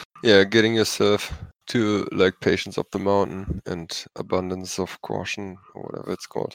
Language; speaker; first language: English; non-native, fluent; German